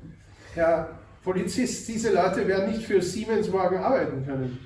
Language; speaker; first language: German; native; German